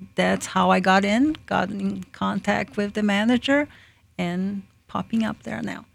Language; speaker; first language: English; early bilingual, other home language; Portuguese